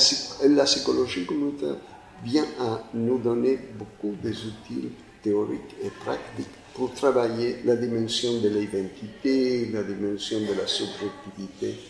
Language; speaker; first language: French; non-native, fluent; Spanish